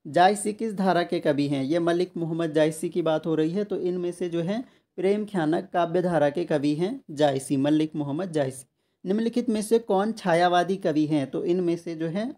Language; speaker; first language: Hindi; native; Hindi